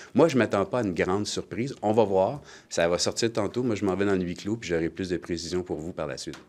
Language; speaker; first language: French; native; French